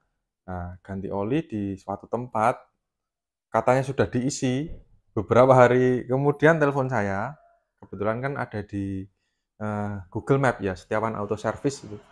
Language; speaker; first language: Indonesian; native; Indonesian